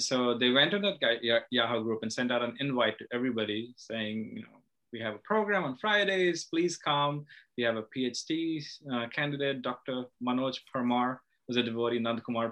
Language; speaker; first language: English; non-native, local second language; Hindi